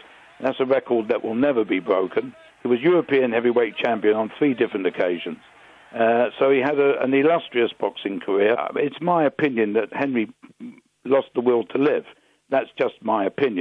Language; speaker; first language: English; native; English